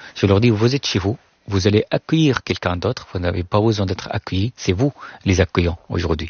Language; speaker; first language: French; non-native, fluent; Arabic